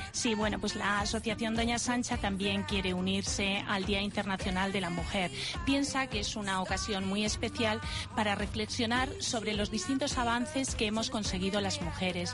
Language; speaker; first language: Spanish; native; Spanish